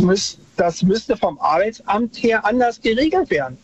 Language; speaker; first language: German; native; German